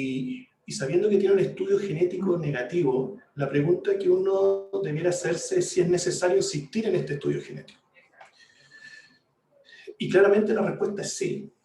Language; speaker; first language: Spanish; native; Spanish